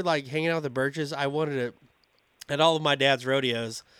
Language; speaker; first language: English; native; English